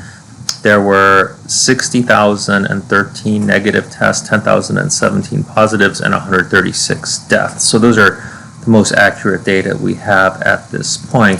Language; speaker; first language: English; native; English